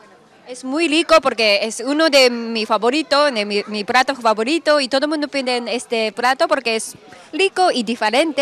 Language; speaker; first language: Spanish; non-native, fluent; Japanese